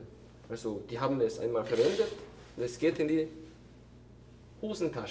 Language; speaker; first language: German; non-native, fluent; Korean